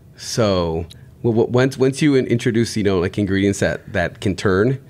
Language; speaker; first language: English; native; English